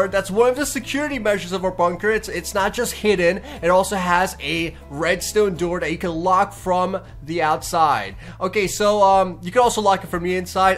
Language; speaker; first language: English; native; English